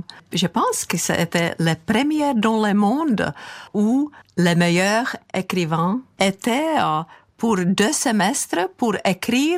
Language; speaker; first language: French; non-native, fluent; Czech